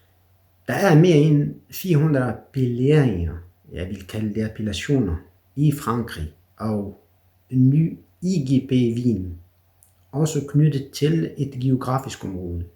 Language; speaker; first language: Danish; non-native, fluent; French